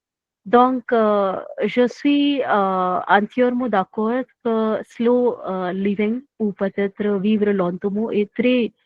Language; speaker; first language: French; non-native, learner; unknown